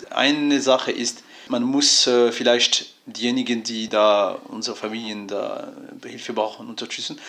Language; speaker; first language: German; non-native, fluent; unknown